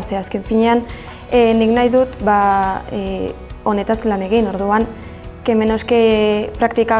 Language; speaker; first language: Basque; non-native, local second language; Spanish